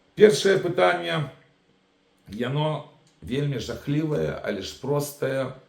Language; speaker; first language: Belarusian; native; Belarusian